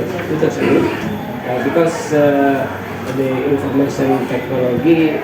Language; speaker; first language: English; non-native, learner; Indonesian